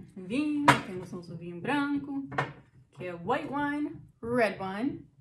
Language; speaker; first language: Portuguese; non-native, fluent; English